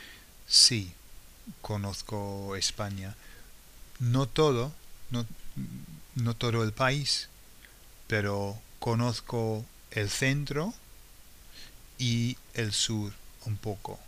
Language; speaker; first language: Spanish; non-native, fluent; English